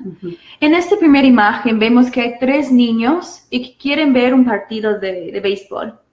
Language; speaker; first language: Spanish; non-native, fluent; English